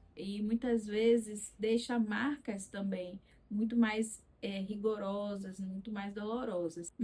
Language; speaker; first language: Portuguese; native; Portuguese